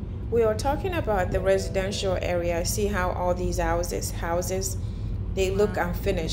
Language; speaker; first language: English; non-native, fluent; Wolof